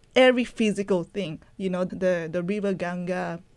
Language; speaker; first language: English; non-native, local second language; Chinese